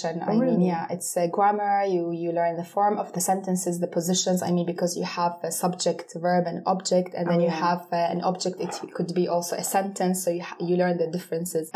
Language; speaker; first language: English; non-native, fluent; Arabic